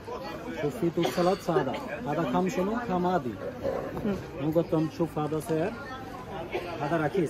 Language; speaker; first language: Arabic; non-native, learner; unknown